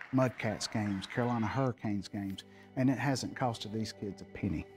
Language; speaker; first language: English; native; English